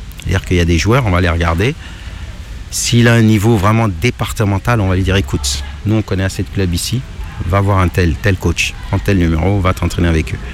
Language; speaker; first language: French; native; French